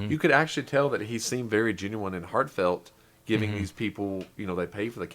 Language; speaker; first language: English; native; English